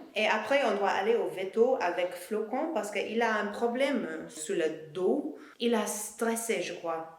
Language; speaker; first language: French; non-native, learner; English